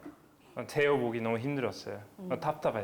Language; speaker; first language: Korean; non-native, fluent; Norwegian